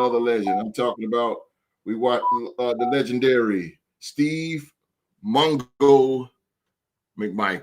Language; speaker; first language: English; native; English